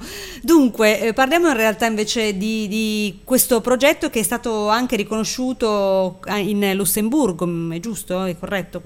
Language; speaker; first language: Italian; native; Italian